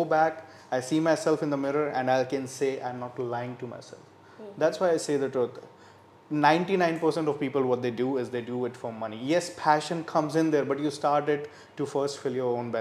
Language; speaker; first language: English; non-native, local second language; Hindi